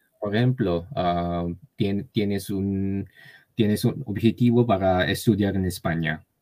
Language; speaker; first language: Spanish; non-native, learner; Chinese